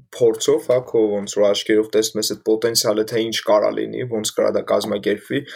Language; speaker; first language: Armenian; native; Armenian